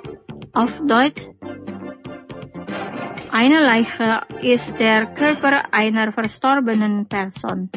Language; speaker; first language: German; non-native, fluent; Indonesian